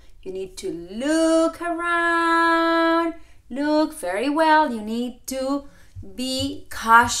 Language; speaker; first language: English; non-native, fluent; Spanish